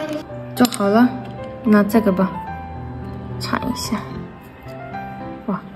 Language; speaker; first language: Chinese; non-native, learner; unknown